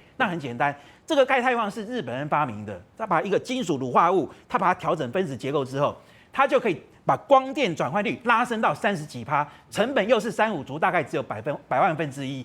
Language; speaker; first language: Chinese; native; Chinese